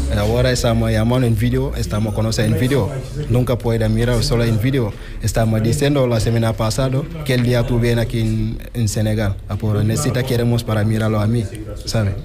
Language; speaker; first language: Spanish; non-native, learner; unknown